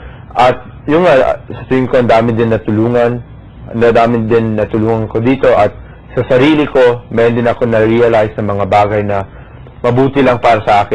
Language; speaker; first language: Filipino; early bilingual, heritage; Filipino